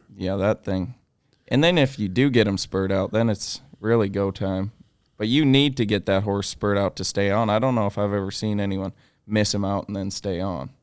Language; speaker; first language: English; native; English